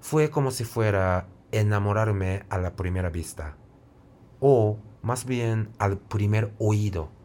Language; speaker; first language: Spanish; non-native, fluent; Japanese